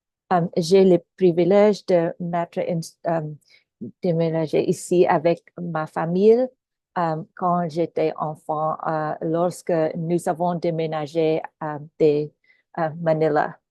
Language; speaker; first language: French; non-native, local second language; Filipino